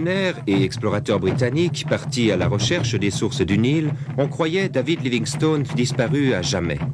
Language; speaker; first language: French; native; French